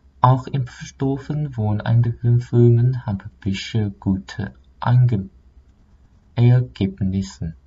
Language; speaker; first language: German; non-native, learner; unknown